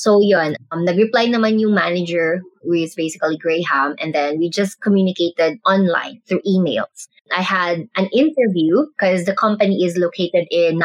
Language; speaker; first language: English; non-native, local second language; Cebuano